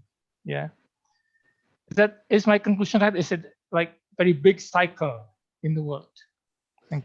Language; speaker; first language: English; non-native, fluent; Indonesian